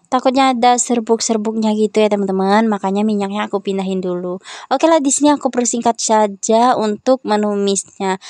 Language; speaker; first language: Indonesian; non-native, local second language; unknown